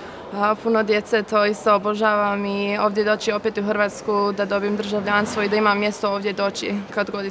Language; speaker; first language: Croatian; early bilingual, heritage; English